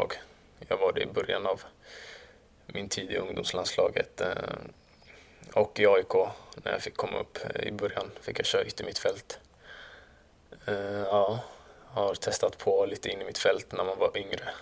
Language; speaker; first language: Swedish; early bilingual, other home language; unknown